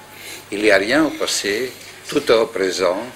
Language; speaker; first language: French; non-native, fluent; Greek